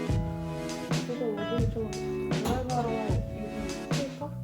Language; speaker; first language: Korean; non-native, fluent; Japanese